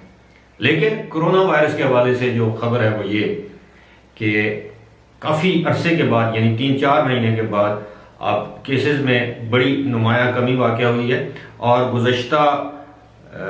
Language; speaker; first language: Urdu; native; Urdu